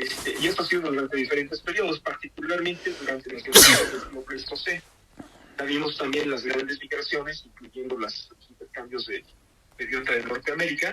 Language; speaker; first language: Spanish; native; Spanish